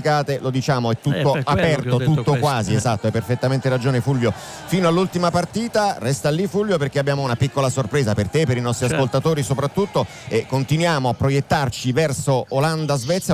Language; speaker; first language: Italian; native; Italian